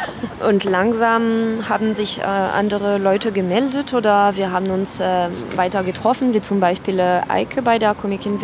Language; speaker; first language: German; non-native, fluent; French